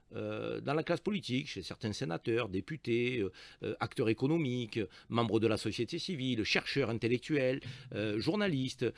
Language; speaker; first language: French; native; French